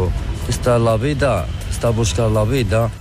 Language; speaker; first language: Spanish; non-native, learner; Arabic